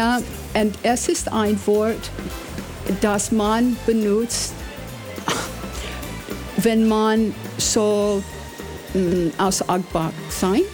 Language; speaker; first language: German; non-native, learner; English